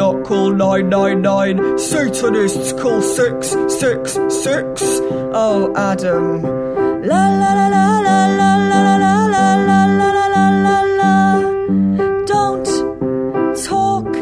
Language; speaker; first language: English; native; English